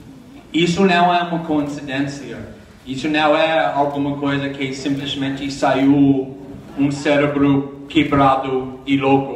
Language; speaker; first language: Portuguese; non-native, fluent; English